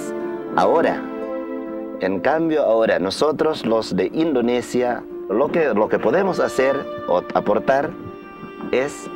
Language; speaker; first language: Spanish; non-native, fluent; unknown